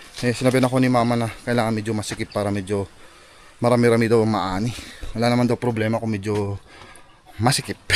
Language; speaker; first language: Filipino; non-native, local second language; Iloko